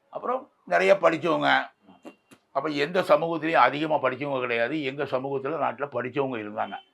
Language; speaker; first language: Tamil; native; Tamil